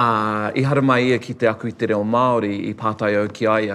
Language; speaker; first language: Māori; non-native, local second language; English